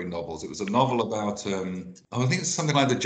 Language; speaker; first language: English; native; English